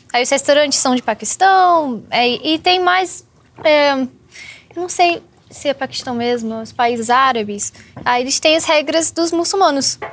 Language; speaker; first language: Portuguese; non-native, fluent; English